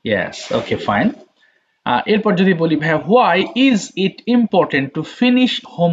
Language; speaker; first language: English; non-native, fluent; Bangla